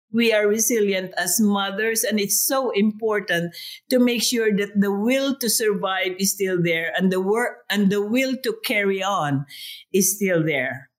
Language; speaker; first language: English; non-native, local second language; Hiligaynon